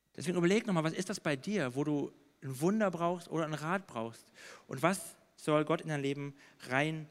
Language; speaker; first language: German; native; German